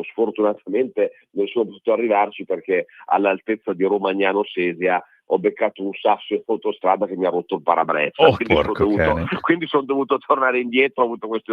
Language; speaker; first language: Italian; native; Italian